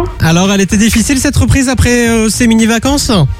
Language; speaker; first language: French; native; French